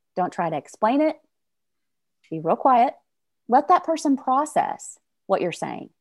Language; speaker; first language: English; native; English